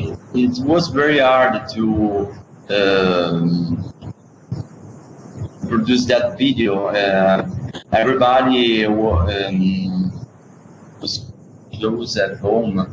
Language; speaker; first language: English; non-native, learner; Italian